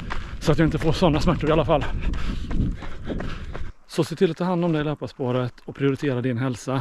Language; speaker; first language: Swedish; native; Swedish